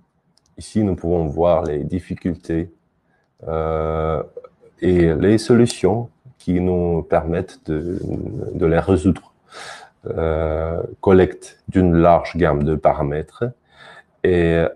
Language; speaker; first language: French; non-native, fluent; Russian